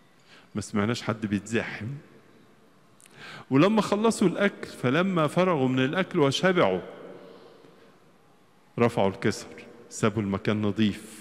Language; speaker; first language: Arabic; native; Arabic